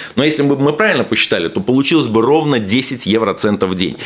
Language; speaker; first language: Russian; native; Russian